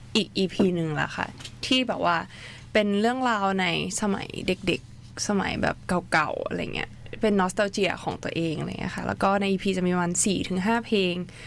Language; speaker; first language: Thai; native; Thai